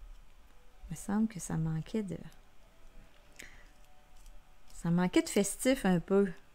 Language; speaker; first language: French; native; French